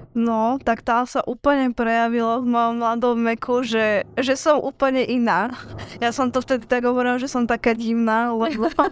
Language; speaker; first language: Slovak; native; Slovak